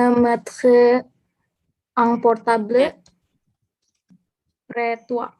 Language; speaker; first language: French; non-native, learner; Indonesian